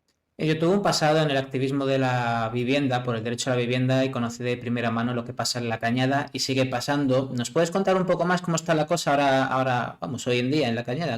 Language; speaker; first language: Spanish; native; Spanish